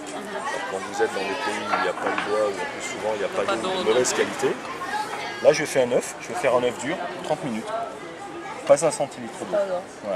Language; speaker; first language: French; native; French